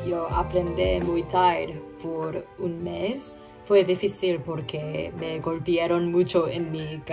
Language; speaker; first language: Spanish; non-native, learner; Korean